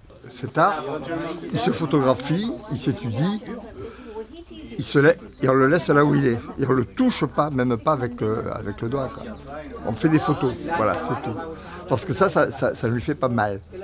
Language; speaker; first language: French; native; French